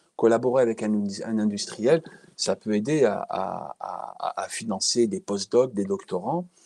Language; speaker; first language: French; native; French